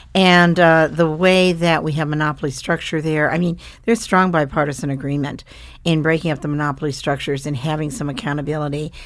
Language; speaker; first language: English; native; English